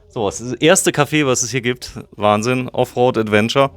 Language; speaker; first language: German; native; German